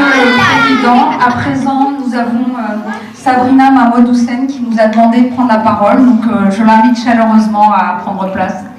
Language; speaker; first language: French; native; French